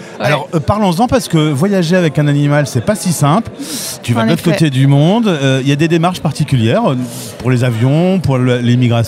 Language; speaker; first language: French; native; French